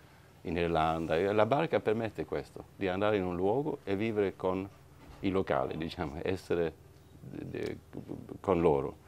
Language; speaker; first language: Italian; non-native, fluent; Swedish